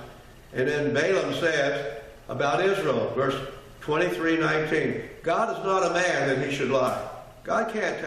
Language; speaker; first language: English; native; English